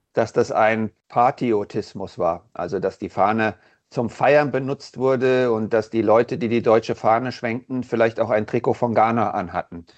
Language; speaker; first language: German; native; German